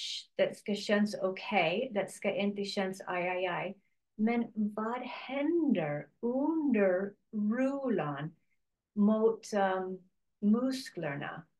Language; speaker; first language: Swedish; non-native, learner; English